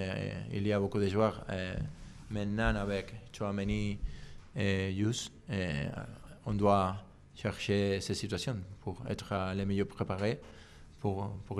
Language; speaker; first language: French; non-native, learner; Spanish